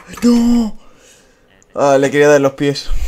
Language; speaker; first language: Spanish; native; Spanish